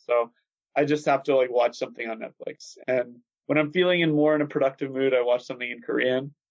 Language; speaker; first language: English; native; English